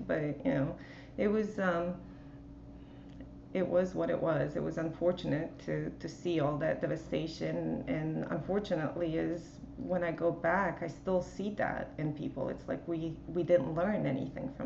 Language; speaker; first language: English; non-native, fluent; Bosnian